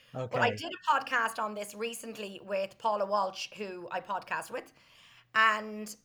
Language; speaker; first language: English; native; English